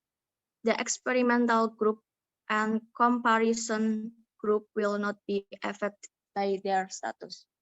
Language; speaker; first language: English; non-native, learner; Indonesian